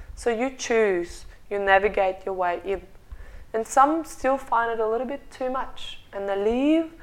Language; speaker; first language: English; non-native, fluent; Russian